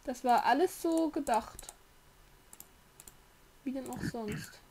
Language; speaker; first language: German; native; German